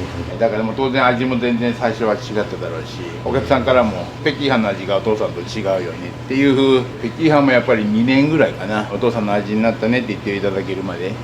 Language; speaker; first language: Japanese; native; Japanese